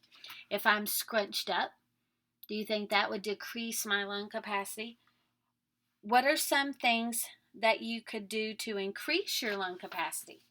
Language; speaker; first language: English; native; English